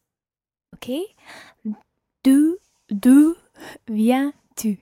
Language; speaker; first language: French; non-native, learner; English